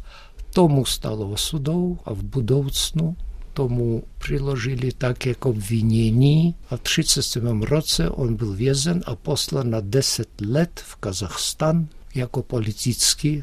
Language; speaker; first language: Czech; early bilingual, heritage; Russian